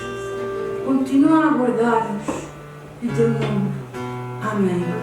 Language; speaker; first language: Portuguese; native; Portuguese